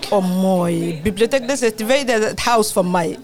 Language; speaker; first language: Dutch; non-native, learner; Arabic